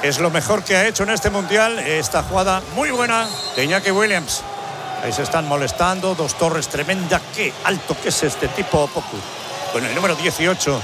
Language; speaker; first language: Spanish; native; Spanish